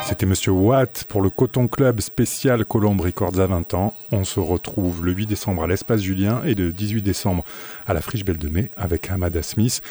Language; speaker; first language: French; native; French